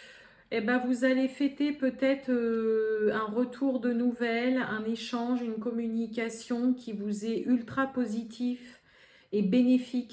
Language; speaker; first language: French; native; French